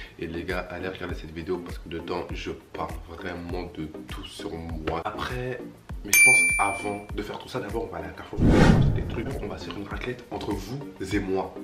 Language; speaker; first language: French; early bilingual, other home language; Bambara